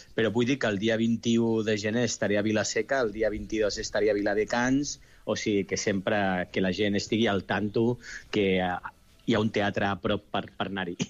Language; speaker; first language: Catalan; non-native, local second language; Spanish